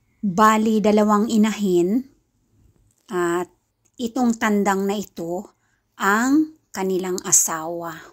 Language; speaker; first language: Filipino; non-native, local second language; Kinaray-a